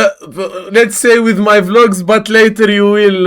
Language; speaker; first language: English; non-native, learner; Arabic